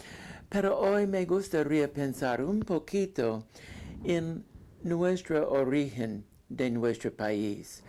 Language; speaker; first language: Spanish; non-native, fluent; English